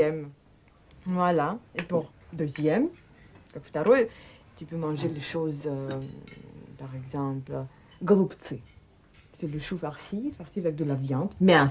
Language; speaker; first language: French; non-native, fluent; Russian